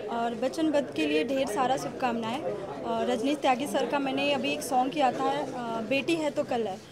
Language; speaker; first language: Hindi; native; Hindi